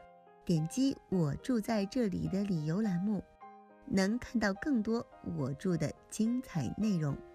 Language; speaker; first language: Chinese; native; Chinese